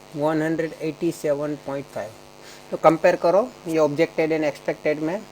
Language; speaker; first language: Hindi; non-native, local second language; Gujarati